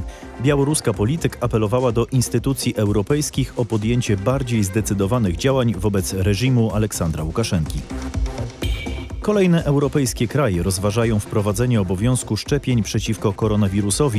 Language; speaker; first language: Polish; native; Polish